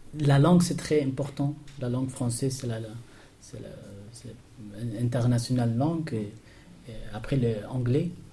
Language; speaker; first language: French; non-native, learner; Persian